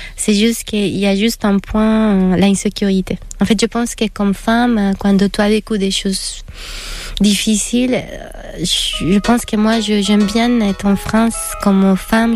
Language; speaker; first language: French; non-native, fluent; Spanish